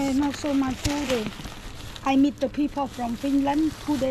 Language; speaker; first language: English; non-native, learner; Khmer